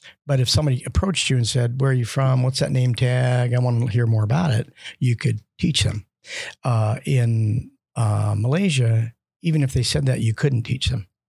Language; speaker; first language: English; native; English